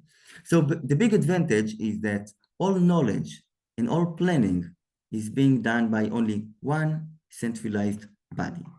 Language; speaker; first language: English; non-native, fluent; Hebrew